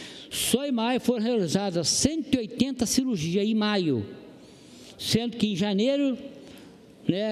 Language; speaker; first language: Portuguese; native; Portuguese